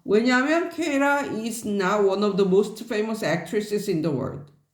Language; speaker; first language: English; non-native, fluent; Korean